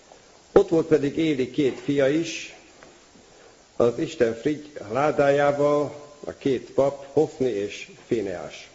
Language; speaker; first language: Hungarian; native; Hungarian